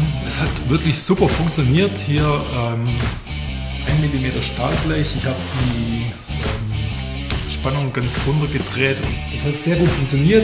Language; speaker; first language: German; native; German